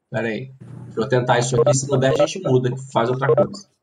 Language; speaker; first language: Portuguese; native; Portuguese